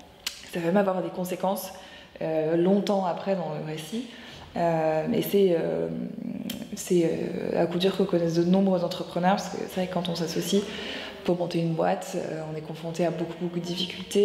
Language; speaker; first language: French; native; French